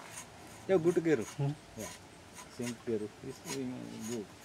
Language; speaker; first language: German; non-native, learner; Sinhala